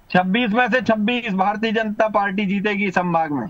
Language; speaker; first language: Hindi; native; Hindi